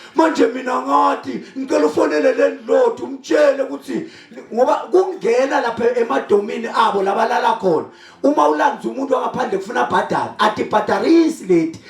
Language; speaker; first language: Zulu; non-native, local second language; Swati